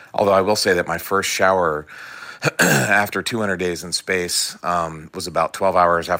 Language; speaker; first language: English; native; English